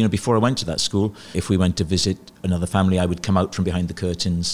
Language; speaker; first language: English; native; English